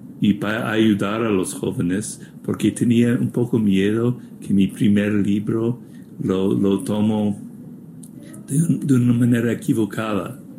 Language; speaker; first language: Spanish; non-native, fluent; English